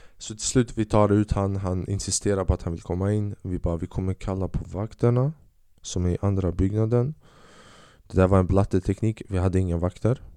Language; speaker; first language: Swedish; early bilingual, other home language; Albanian